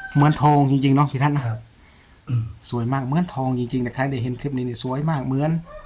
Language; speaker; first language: Thai; native; Thai